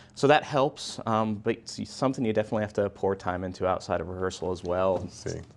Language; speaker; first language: English; native; English